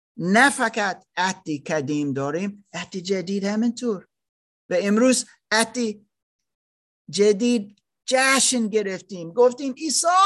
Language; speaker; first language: Persian; non-native, learner; German